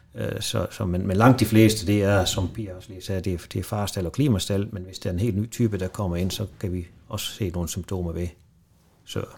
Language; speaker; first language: Danish; non-native, fluent; Dutch